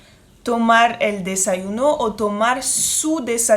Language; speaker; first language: Spanish; non-native, fluent; French